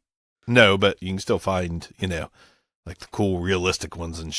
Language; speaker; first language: English; native; English